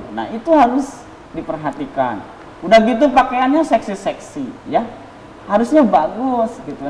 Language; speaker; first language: Indonesian; native; Indonesian